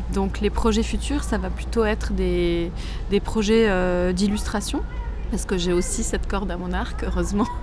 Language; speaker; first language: French; native; French